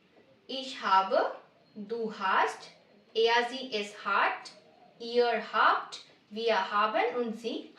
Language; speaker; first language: German; non-native, fluent; Hindi